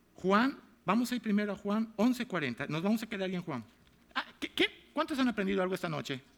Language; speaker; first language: Spanish; native; Spanish